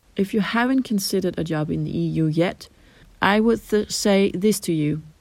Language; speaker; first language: English; non-native, fluent; Danish